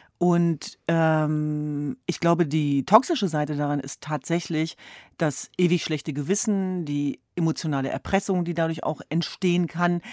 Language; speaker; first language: German; early bilingual, other home language; Kurdish